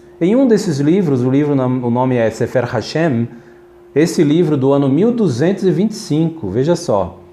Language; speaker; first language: Portuguese; native; Portuguese